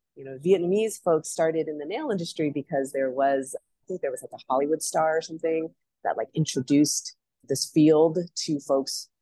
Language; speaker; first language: English; native; English